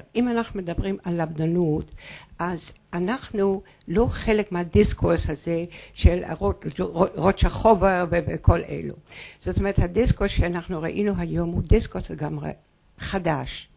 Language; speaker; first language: Hebrew; non-native, fluent; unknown